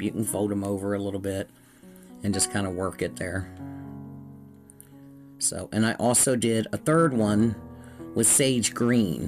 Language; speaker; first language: English; native; English